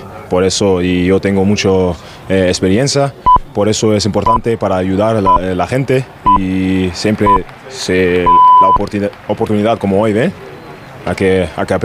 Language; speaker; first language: Spanish; non-native, learner; German